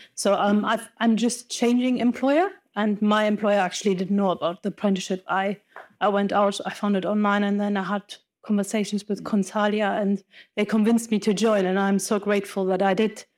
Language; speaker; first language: English; non-native, fluent; German